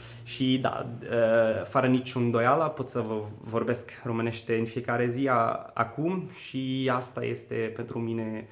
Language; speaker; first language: Romanian; non-native, learner; Arabic